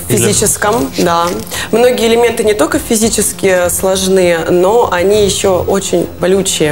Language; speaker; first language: Russian; native; Russian